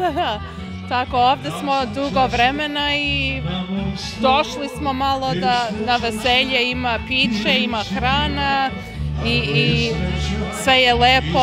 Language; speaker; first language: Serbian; early bilingual, heritage; Serbian